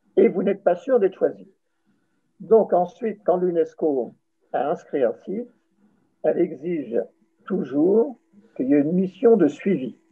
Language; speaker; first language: French; native; French